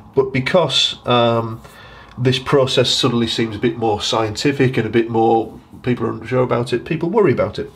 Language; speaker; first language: English; native; English